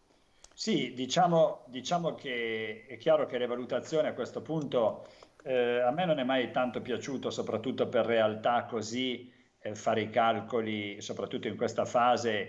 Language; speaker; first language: Italian; native; Italian